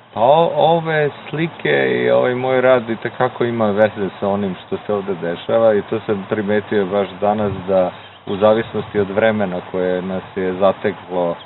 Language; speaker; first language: Croatian; early bilingual, heritage; Croatian